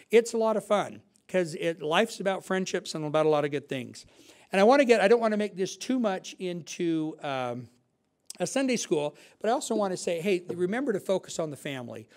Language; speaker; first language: English; native; English